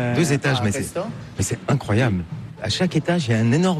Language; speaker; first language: French; native; French